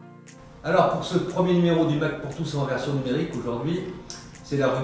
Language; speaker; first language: French; native; French